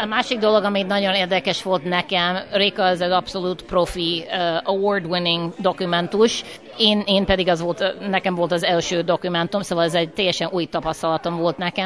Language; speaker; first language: Hungarian; early bilingual, heritage; English